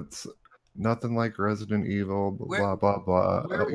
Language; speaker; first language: English; native; English